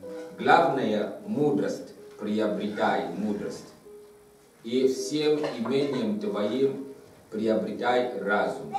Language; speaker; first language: Russian; non-native, fluent; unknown